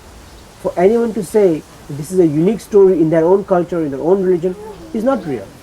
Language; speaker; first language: English; early bilingual, heritage; Gujarati